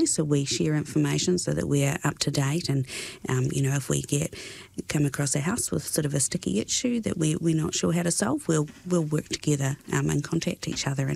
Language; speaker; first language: English; native; English